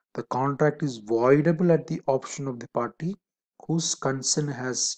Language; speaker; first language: English; non-native, local second language; Malayalam